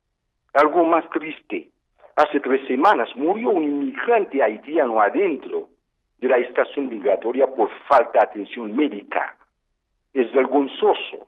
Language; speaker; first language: Spanish; non-native, fluent; Haitian Creole